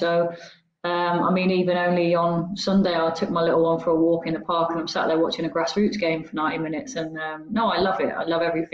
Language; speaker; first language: English; native; English